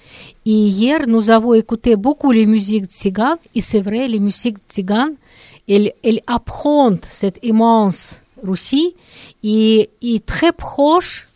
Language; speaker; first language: French; non-native, learner; Russian